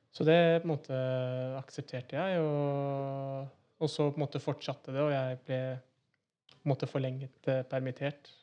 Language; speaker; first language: Norwegian; early bilingual, other home language; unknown